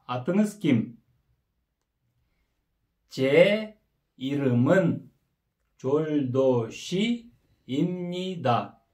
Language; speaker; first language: Korean; non-native, learner; Kyrgyz